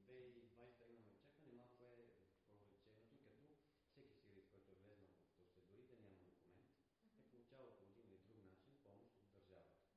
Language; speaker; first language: Bulgarian; non-native, fluent; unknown